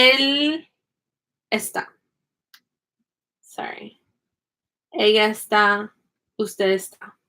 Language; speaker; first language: Spanish; non-native, fluent; English